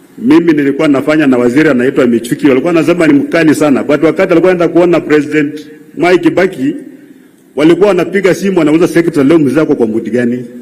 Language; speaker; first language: Swahili; non-native, local second language; Luyia